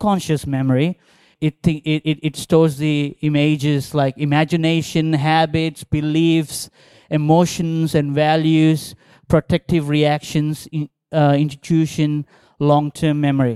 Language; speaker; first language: English; non-native, local second language; Telugu